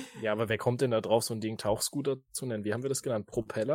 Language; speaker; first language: German; native; German